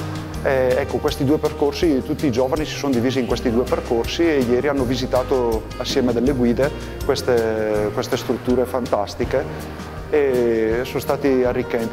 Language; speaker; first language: Italian; native; Italian